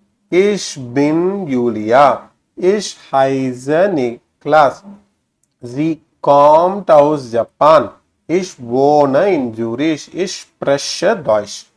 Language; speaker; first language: German; non-native, learner; Tamil